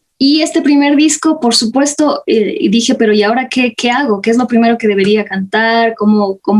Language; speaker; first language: Spanish; non-native, local second language; Quechua